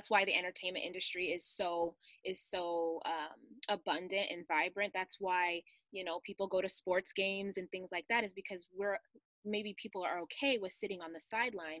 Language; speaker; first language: English; native; English